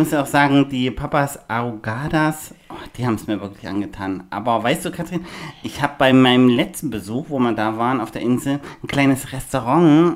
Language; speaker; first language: German; native; German